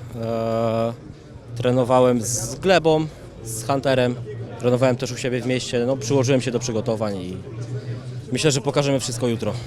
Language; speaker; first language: Polish; native; Polish